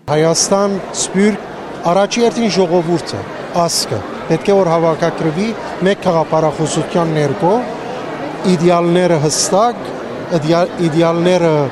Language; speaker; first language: Armenian; early bilingual, heritage; Armenian